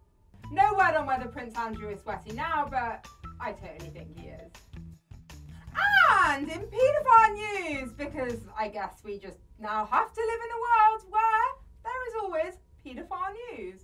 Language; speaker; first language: English; native; English